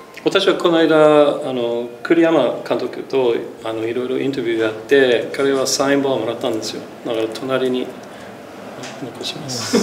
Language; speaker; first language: Japanese; non-native, fluent; English